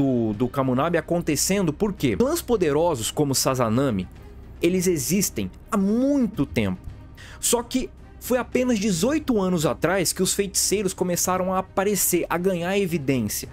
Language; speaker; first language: Portuguese; native; Portuguese